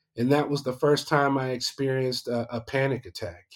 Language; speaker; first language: English; native; English